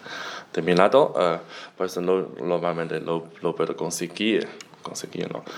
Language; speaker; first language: Spanish; non-native, learner; Chinese